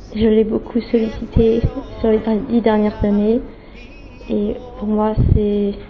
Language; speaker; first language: French; native; French